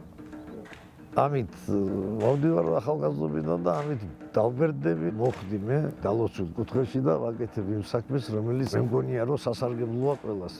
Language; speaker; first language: Georgian; native; Georgian